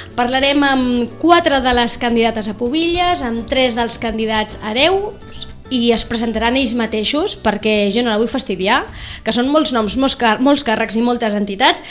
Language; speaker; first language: Catalan; native; Catalan